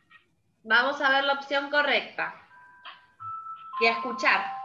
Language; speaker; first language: Spanish; native; Spanish